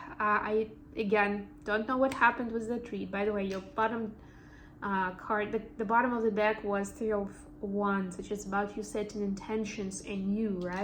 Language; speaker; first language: English; non-native, fluent; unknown